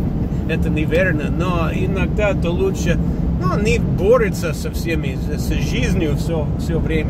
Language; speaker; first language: Russian; non-native, fluent; English